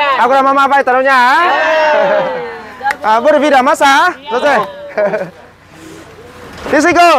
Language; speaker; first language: Portuguese; non-native, learner; Vietnamese